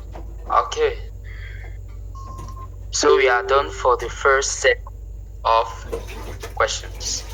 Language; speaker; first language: English; non-native, local second language; French